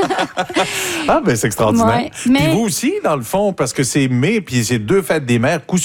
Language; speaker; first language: French; native; French